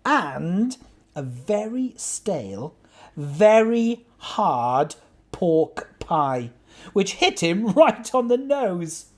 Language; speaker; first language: English; native; English